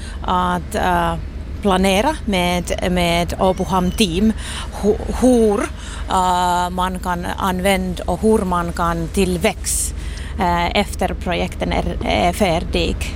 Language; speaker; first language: Swedish; non-native, local second language; Finnish